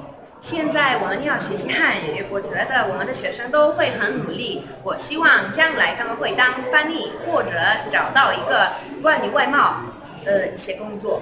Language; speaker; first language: Chinese; non-native, fluent; Polish